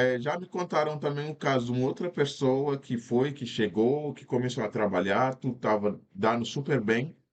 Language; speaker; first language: Portuguese; non-native, fluent; Wolof